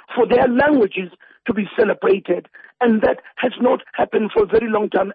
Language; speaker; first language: English; non-native, local second language; Zulu